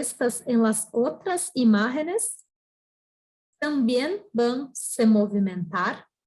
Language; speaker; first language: Spanish; non-native, fluent; Portuguese